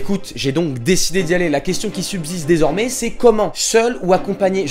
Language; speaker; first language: French; native; French